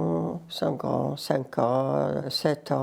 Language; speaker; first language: French; non-native, learner; Riffian